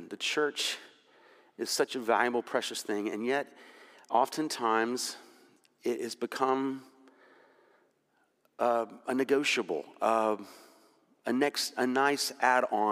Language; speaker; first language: English; native; English